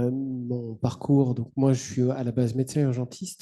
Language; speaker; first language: French; native; French